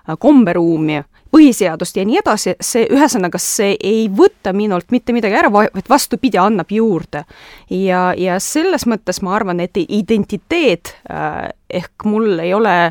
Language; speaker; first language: Estonian; non-native, local second language; Russian